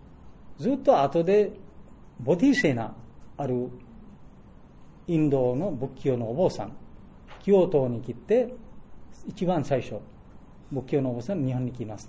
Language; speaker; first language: Japanese; non-native, fluent; Bangla